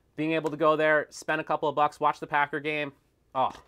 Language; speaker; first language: English; native; English